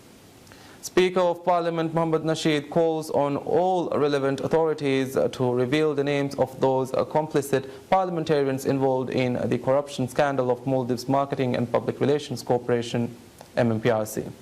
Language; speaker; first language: English; non-native, local second language; Divehi